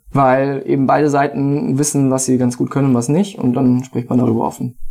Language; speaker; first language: German; native; German